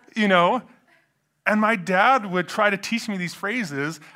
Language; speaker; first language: English; native; English